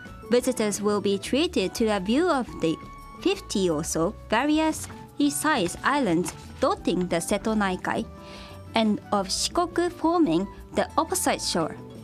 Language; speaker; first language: English; non-native, fluent; Japanese